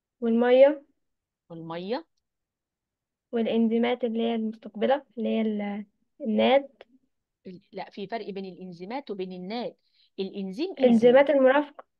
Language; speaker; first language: Arabic; native; Arabic